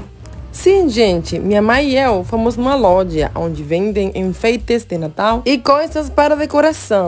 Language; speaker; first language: Portuguese; non-native, fluent; Spanish